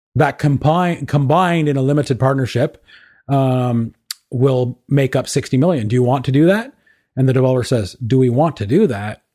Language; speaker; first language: English; native; English